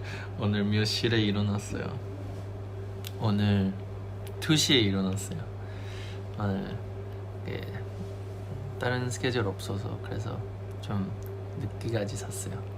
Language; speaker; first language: Korean; non-native, fluent; Chinese